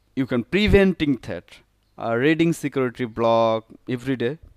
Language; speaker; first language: English; non-native, local second language; Bangla